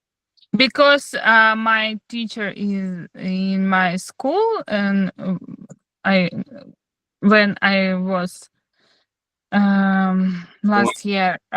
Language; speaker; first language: English; non-native, learner; Russian